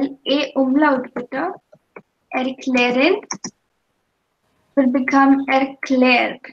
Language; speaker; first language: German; non-native, fluent; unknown